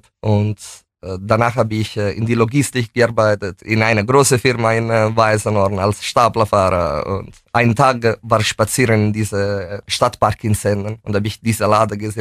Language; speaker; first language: German; non-native, fluent; Italian